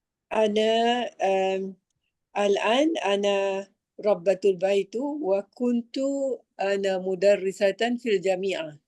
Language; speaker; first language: Arabic; non-native, learner; Malay